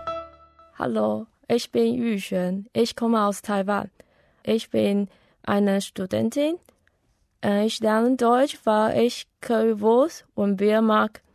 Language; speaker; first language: German; non-native, learner; Chinese